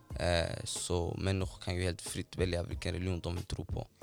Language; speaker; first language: Swedish; non-native, fluent; Somali